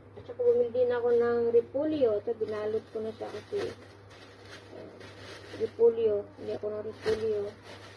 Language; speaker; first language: Filipino; native; Filipino